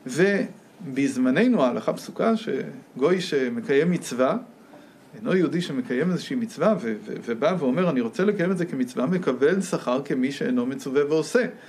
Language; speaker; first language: Hebrew; non-native, fluent; English